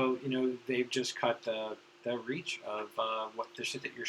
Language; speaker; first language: English; native; English